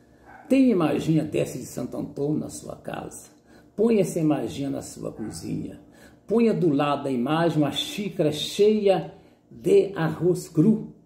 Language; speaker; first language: Portuguese; native; Portuguese